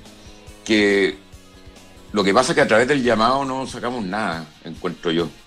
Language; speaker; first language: Spanish; native; Spanish